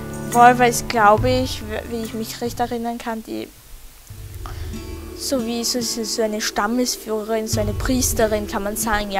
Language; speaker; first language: German; native; German